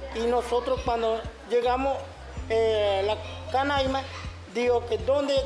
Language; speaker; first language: Spanish; non-native, local second language; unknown